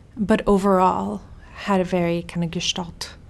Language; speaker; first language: English; early bilingual, heritage; Swedish